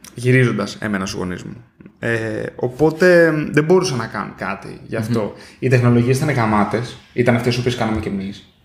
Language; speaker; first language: Greek; early bilingual, heritage; Greek